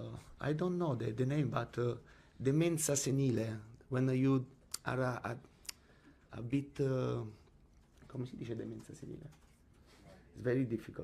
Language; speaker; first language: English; non-native, learner; Italian